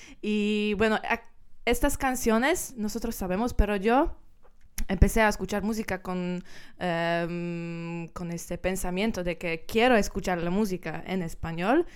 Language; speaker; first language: Spanish; non-native, learner; Polish